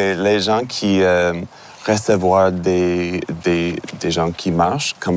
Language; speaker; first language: French; non-native, local second language; English